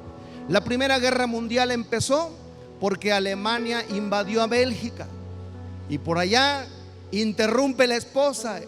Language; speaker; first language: Spanish; native; Spanish